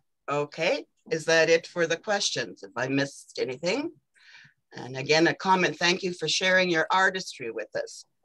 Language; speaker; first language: English; early bilingual, other home language; Ukrainian